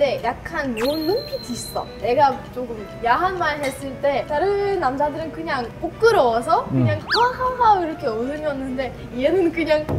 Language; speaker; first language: Korean; non-native, learner; Russian